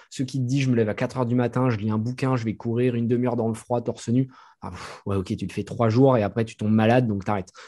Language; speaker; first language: French; native; French